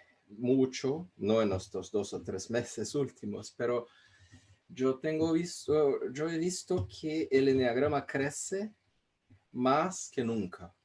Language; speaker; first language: Spanish; non-native, fluent; Portuguese